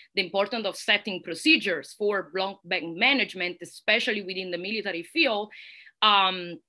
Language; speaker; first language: English; non-native, fluent; Italian